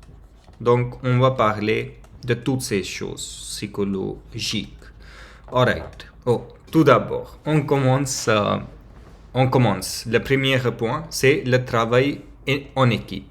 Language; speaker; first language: French; non-native, learner; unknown